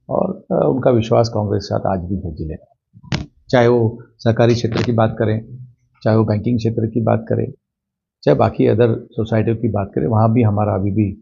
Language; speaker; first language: Hindi; native; Hindi